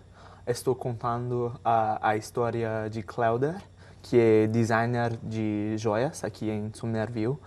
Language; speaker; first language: Portuguese; non-native, fluent; English